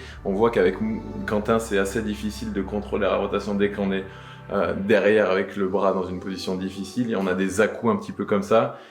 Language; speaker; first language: French; native; French